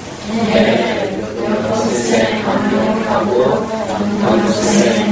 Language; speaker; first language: Korean; non-native, learner; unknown